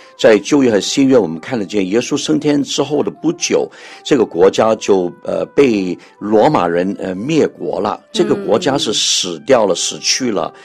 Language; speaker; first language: Chinese; non-native, local second language; Cantonese